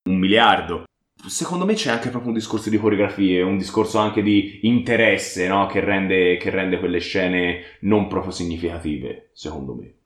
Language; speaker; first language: Italian; native; Italian